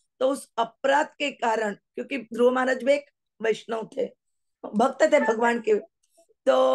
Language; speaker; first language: Hindi; non-native, local second language; Marathi